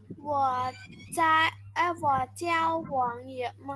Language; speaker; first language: Chinese; non-native, learner; Khmer